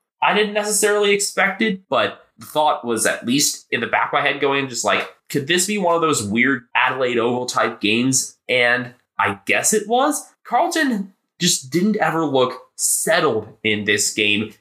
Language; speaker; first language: English; native; English